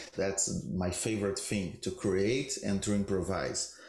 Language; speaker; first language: English; non-native, learner; Portuguese